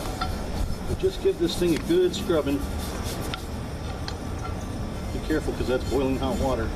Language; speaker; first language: English; native; English